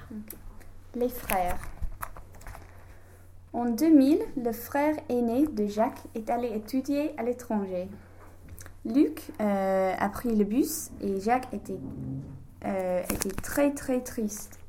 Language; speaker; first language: French; non-native, learner; English